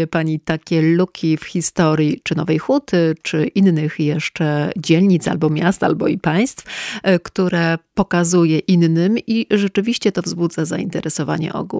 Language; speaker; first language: Polish; native; Polish